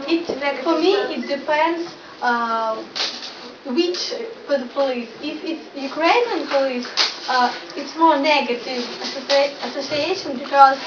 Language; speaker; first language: English; non-native, learner; Ukrainian